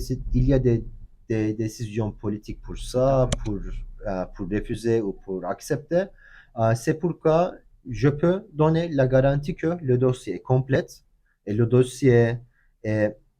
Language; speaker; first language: French; non-native, learner; Turkish